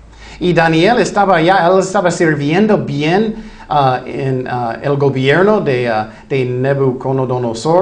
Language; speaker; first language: Spanish; non-native, fluent; English